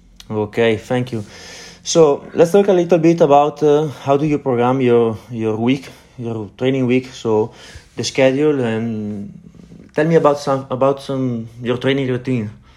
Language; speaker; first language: English; non-native, learner; Italian